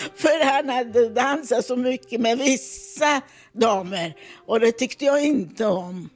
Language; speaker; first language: Swedish; non-native, fluent; Italian